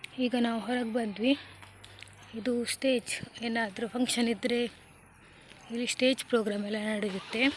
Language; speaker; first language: Kannada; non-native, local second language; Tulu